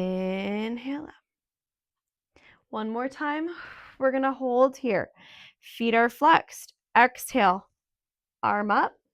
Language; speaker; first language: English; native; English